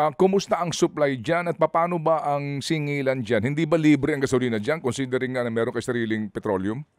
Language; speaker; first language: Filipino; native; Filipino